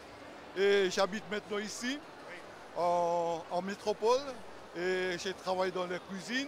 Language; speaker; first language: French; non-native, learner; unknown